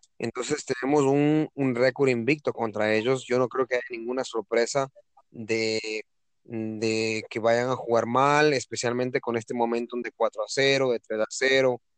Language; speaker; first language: Spanish; native; Spanish